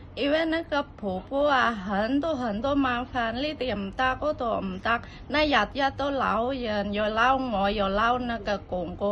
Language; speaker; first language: Chinese; non-native, learner; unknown